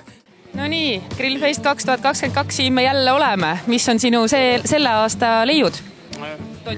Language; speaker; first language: Estonian; native; Estonian